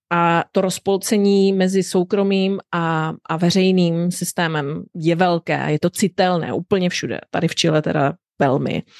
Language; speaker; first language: Czech; native; Czech